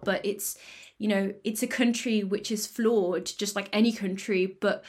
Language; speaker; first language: English; native; English